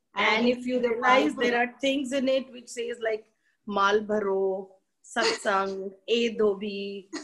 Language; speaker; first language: English; non-native, local second language; Hindi